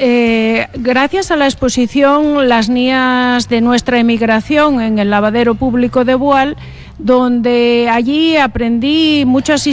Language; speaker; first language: Spanish; non-native, local second language; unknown